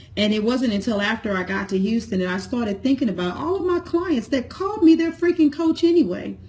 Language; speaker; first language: English; native; English